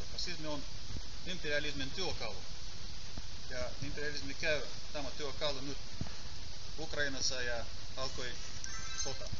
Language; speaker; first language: Finnish; non-native, fluent; Russian